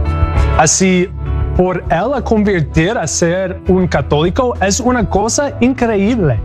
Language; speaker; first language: Spanish; non-native, learner; English